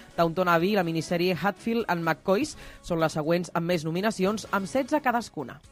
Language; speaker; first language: Catalan; native; Catalan